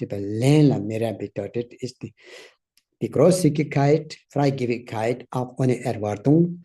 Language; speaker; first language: German; non-native, learner; Tibetan